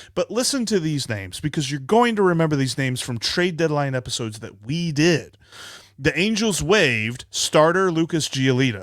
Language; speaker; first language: English; native; English